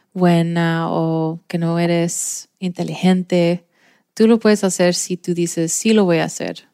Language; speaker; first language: Spanish; early bilingual, heritage; Spanish